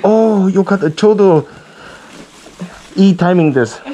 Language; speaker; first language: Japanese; non-native, learner; English